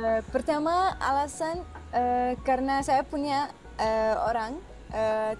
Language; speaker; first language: Indonesian; non-native, fluent; Arabic